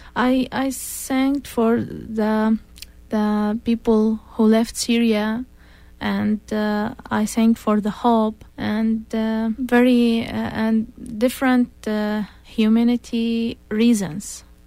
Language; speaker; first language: English; non-native, fluent; Arabic